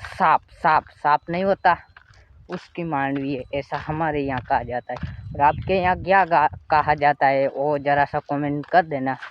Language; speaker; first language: Hindi; non-native, local second language; Gujarati